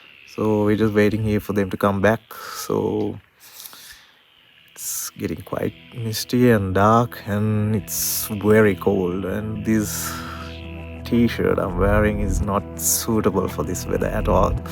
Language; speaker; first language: English; non-native, local second language; Sinhala